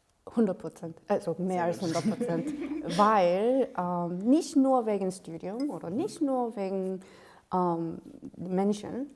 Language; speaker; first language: German; non-native, fluent; Korean